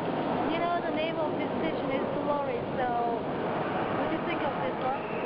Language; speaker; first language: English; non-native, fluent; Korean